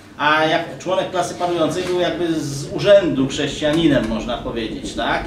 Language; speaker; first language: Polish; native; Polish